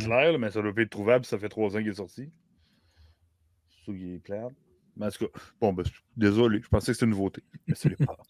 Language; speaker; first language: French; native; French